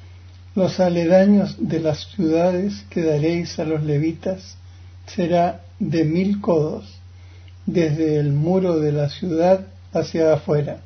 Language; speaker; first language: Spanish; native; Spanish